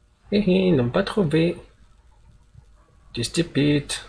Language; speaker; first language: French; non-native, learner; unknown